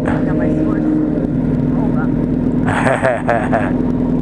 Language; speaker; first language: Portuguese; native; Portuguese